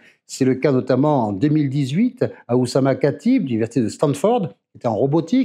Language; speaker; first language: French; native; French